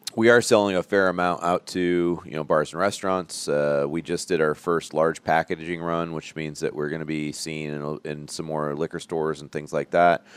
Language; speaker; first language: English; native; English